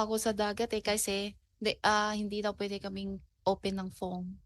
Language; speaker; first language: Filipino; non-native, learner; Chinese